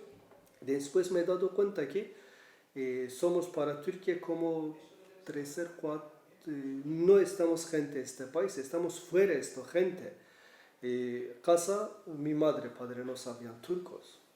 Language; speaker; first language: Spanish; non-native, learner; Kurdish